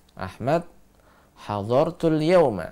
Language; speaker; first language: Arabic; non-native, fluent; Indonesian